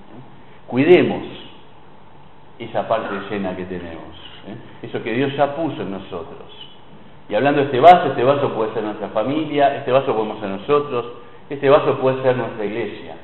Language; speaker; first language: Spanish; native; Spanish